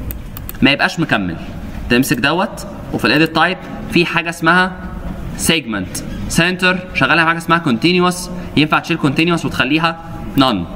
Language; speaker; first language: Arabic; native; Arabic